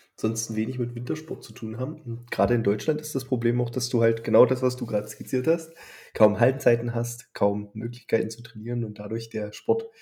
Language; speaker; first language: German; native; German